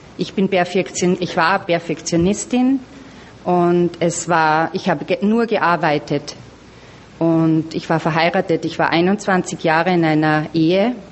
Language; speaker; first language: German; native; German